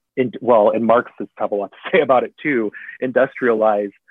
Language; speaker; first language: English; native; English